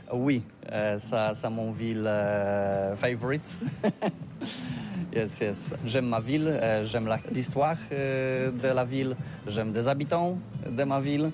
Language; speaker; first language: French; non-native, learner; Polish